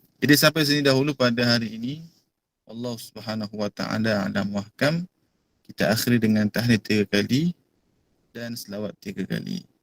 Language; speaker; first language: Malay; native; Malay